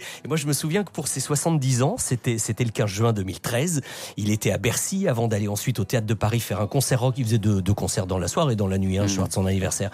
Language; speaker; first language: French; native; French